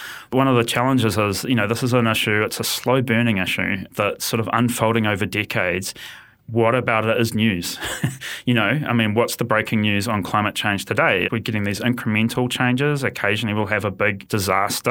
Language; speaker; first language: English; native; English